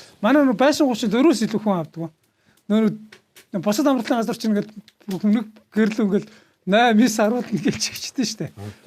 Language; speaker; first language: Mongolian; native; Mongolian